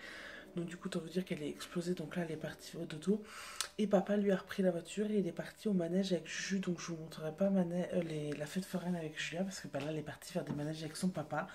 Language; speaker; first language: French; native; French